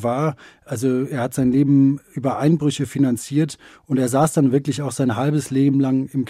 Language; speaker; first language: German; native; German